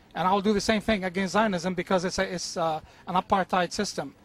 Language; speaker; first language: English; non-native, fluent; Arabic